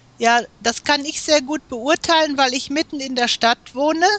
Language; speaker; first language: German; native; German